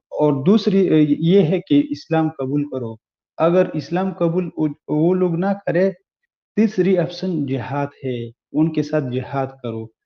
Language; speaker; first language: Hindi; non-native, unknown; Pashto